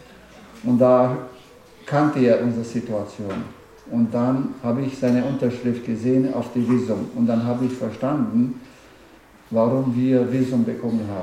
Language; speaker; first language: German; non-native, learner; Romanian